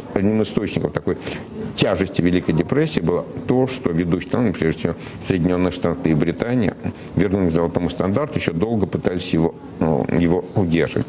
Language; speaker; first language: Russian; native; Russian